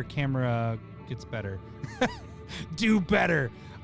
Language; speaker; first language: English; native; English